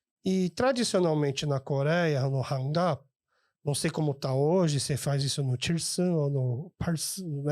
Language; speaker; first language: Portuguese; early bilingual, other home language; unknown